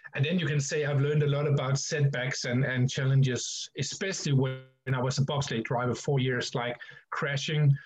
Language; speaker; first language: English; non-native, fluent; Danish